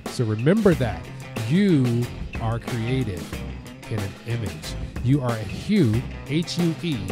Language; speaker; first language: English; native; English